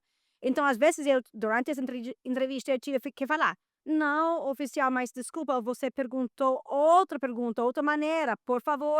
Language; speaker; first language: Portuguese; non-native, fluent; Spanish